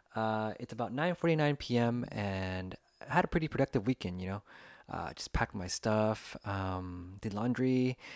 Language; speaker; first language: English; native; English